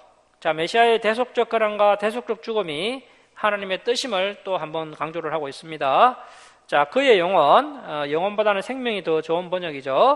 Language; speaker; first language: Korean; native; Korean